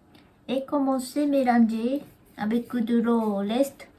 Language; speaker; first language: French; non-native, learner; Japanese